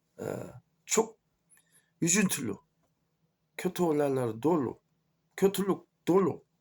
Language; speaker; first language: Turkish; non-native, fluent; Korean